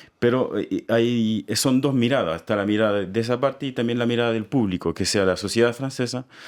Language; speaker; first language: Spanish; native; Spanish